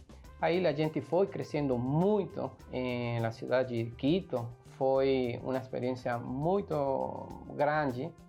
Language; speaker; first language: Portuguese; non-native, learner; Spanish